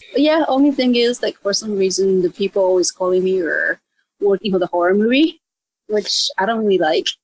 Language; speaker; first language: English; non-native, fluent; Japanese